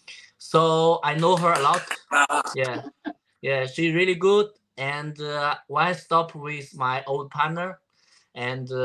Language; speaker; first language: English; non-native, learner; Chinese